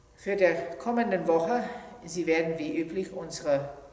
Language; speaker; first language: German; non-native, fluent; English